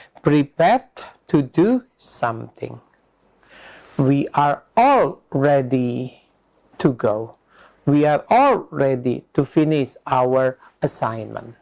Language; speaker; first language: English; non-native, fluent; Indonesian